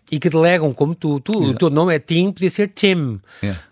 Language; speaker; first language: Portuguese; early bilingual, heritage; Portuguese